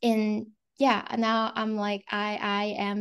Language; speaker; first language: English; non-native, fluent; Korean